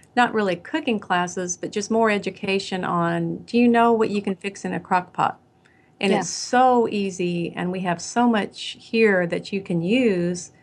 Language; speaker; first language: English; native; English